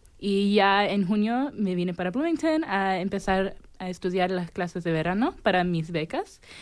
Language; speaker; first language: Spanish; early bilingual, heritage; Spanish